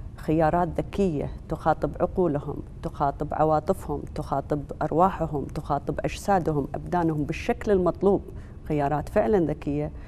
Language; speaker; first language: Arabic; native; Arabic